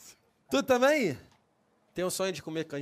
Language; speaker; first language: Portuguese; native; Portuguese